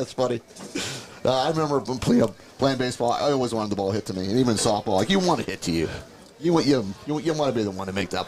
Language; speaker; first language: English; native; English